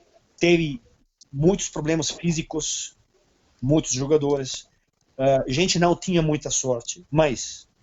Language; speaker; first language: Portuguese; non-native, fluent; Serbian